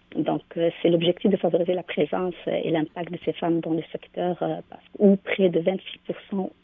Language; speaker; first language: French; non-native, local second language; Arabic